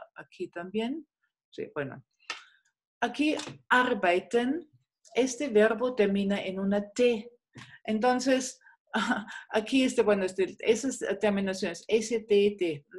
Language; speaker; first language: Spanish; non-native, fluent; German